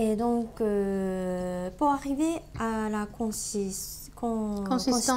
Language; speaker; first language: French; non-native, learner; Japanese